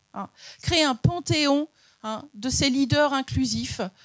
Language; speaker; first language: French; native; French